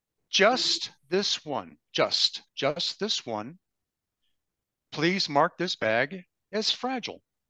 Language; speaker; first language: English; native; English